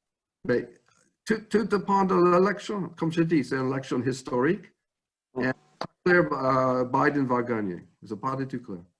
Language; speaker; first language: French; non-native, fluent; English